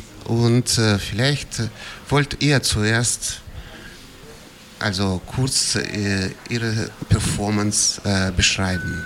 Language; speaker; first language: German; non-native, fluent; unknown